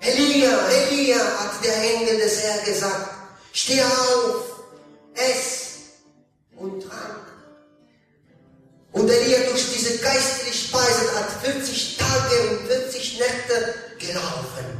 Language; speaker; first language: German; non-native, learner; Italian